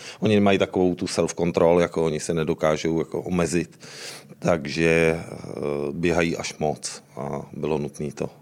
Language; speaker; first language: Czech; native; Czech